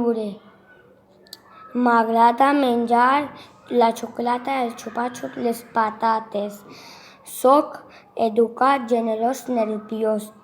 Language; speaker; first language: Catalan; non-native, learner; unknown